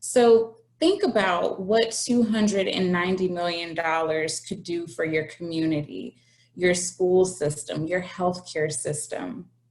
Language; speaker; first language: English; native; English